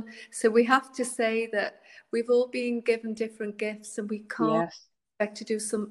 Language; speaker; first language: English; native; English